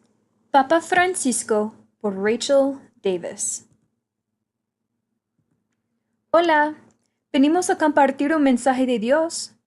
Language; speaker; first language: Spanish; non-native, learner; English